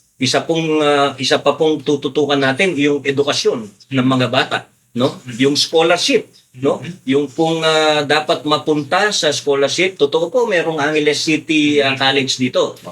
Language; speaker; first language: Filipino; non-native, local second language; Pampanga